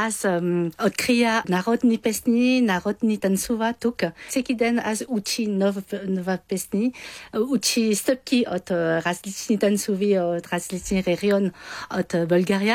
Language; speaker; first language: Bulgarian; non-native, learner; Chinese